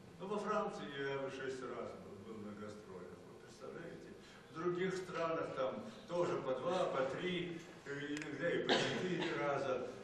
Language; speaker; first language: Russian; native; Russian